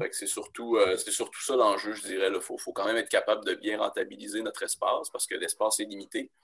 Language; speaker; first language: French; native; French